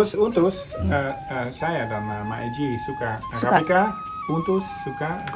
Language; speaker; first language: Indonesian; non-native, learner; Dutch